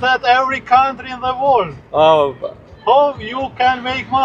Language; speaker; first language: English; non-native, learner; Albanian